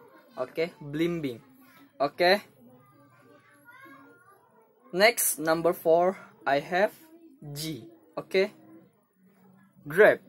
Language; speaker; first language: English; non-native, learner; Indonesian